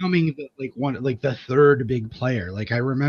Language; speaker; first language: English; native; English